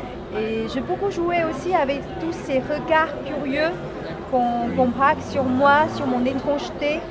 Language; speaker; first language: French; non-native, fluent; Chinese